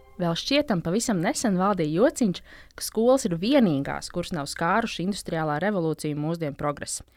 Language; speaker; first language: Latvian; native; Latvian